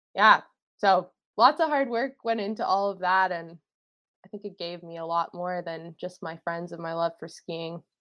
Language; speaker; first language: English; native; English